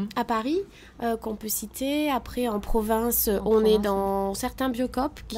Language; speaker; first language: French; native; French